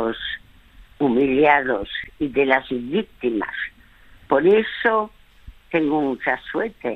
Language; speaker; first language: Spanish; early bilingual, other home language; French